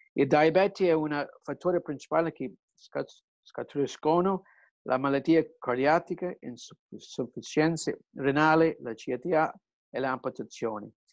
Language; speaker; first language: Italian; early bilingual, heritage; Italian